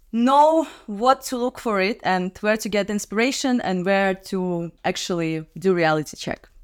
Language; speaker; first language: English; non-native, fluent; Russian